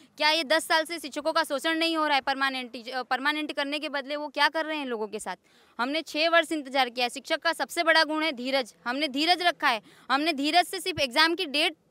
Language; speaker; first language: Hindi; non-native, local second language; Gujarati